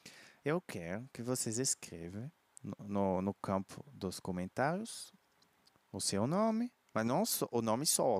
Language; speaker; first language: Portuguese; non-native, fluent; French